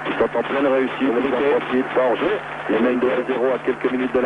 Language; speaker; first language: French; native; French